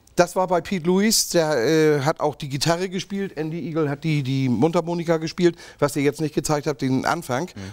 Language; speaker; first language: German; native; German